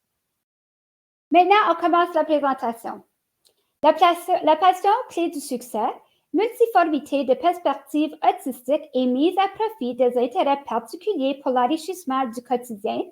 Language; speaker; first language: French; native; French